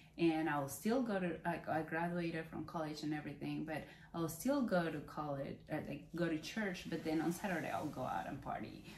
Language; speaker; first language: English; non-native, fluent; Spanish